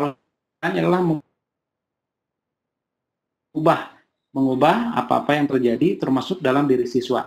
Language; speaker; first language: Indonesian; native; Indonesian